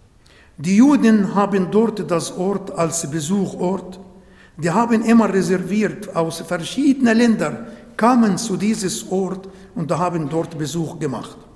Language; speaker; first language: German; non-native, fluent; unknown